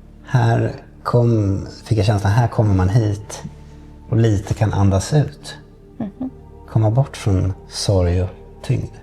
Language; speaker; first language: Swedish; native; Swedish